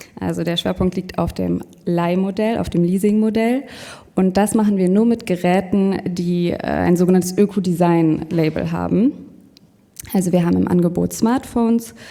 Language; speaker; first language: German; non-native, fluent; French